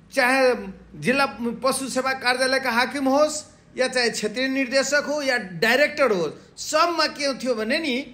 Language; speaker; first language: Nepali; non-native, local second language; Maithili